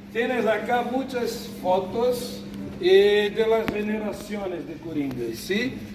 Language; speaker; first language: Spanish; non-native, learner; Portuguese